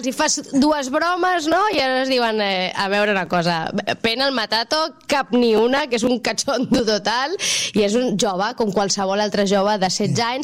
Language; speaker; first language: Catalan; native; Catalan